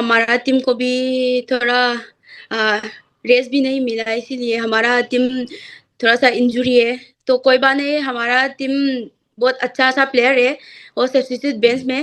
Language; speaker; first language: Hindi; non-native, local second language; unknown